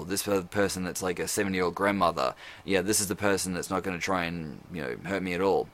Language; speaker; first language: English; native; English